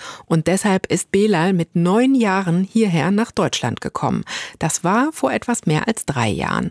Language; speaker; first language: German; native; German